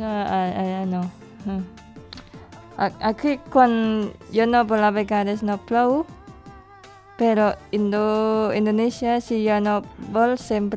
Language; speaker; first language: Catalan; non-native, learner; Indonesian